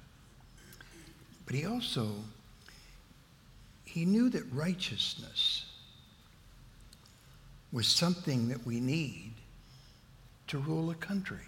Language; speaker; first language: English; native; English